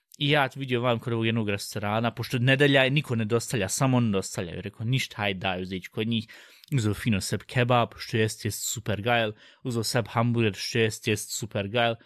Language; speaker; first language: Bosnian; early bilingual, heritage; Bosnian